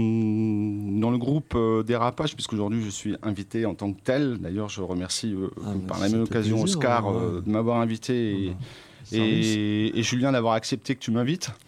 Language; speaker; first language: French; native; French